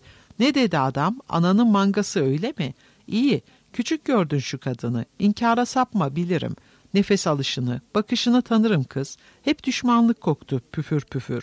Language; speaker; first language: Turkish; native; Turkish